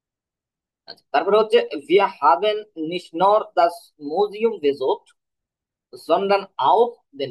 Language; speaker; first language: German; non-native, fluent; Bangla